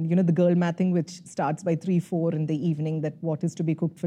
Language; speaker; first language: English; non-native, local second language; Malayalam